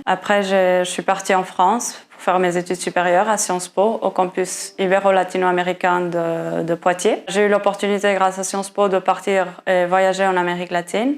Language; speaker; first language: French; non-native, fluent; Portuguese